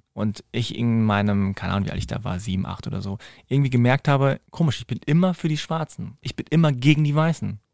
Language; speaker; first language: German; native; German